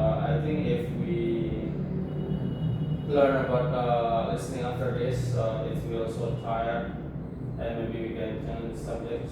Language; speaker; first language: English; non-native, learner; Indonesian